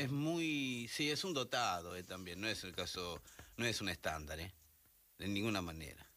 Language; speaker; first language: Spanish; native; Spanish